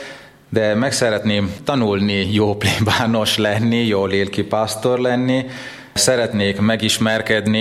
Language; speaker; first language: Hungarian; non-native, fluent; Italian